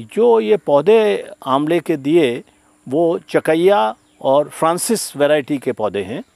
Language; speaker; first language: Hindi; native; Hindi